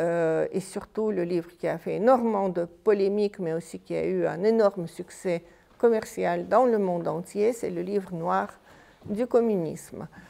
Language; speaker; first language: French; non-native, fluent; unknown